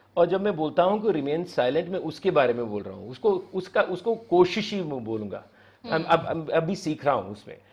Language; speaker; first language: Hindi; non-native, local second language; Tamil